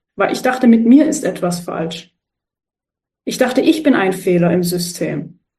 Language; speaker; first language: German; early bilingual, other home language; Turkish